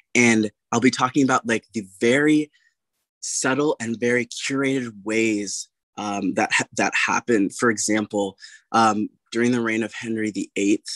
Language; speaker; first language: English; native; English